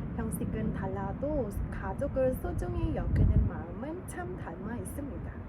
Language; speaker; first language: Korean; non-native, fluent; Khmer